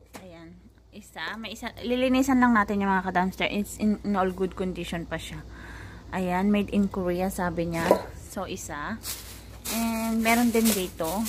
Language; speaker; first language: Filipino; non-native, local second language; Iloko